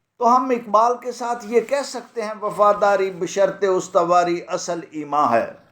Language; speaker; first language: Urdu; non-native, local second language; Punjabi